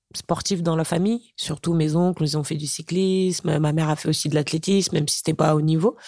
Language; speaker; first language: French; native; French